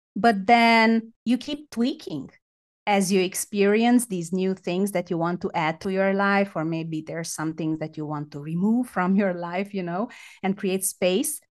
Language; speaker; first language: English; non-native, fluent; Romanian